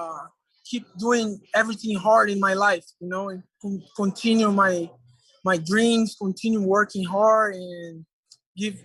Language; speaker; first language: English; non-native, learner; Portuguese